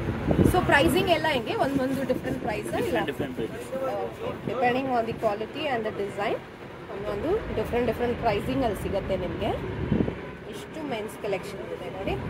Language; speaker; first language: Kannada; native; Kannada